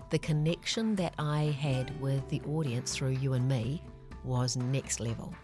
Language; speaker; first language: English; native; English